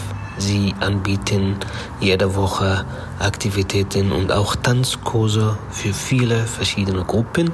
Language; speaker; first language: German; non-native, fluent; Arabic